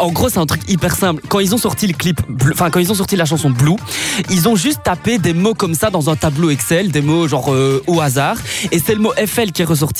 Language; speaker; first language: French; native; French